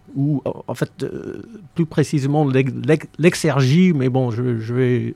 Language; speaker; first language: French; non-native, fluent; English